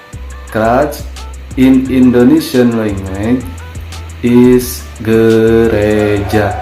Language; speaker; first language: English; non-native, learner; Indonesian